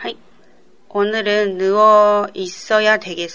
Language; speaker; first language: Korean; non-native, learner; Japanese